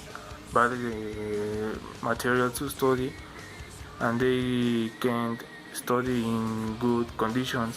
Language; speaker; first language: English; non-native, learner; Spanish